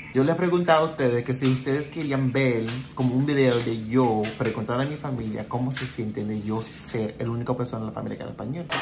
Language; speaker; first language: Spanish; non-native, fluent; English